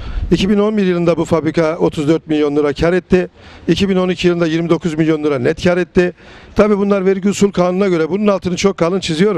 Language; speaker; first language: Turkish; native; Turkish